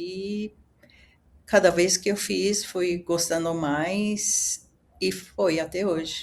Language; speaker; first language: Portuguese; early bilingual, other home language; Japanese